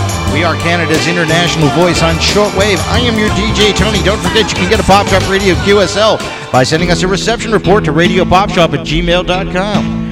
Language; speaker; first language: English; native; English